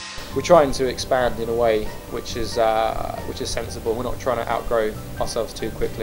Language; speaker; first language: English; native; English